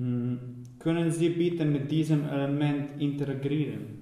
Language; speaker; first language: German; non-native, learner; Slovenian